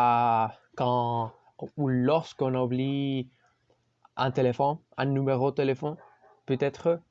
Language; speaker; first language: French; non-native, learner; Spanish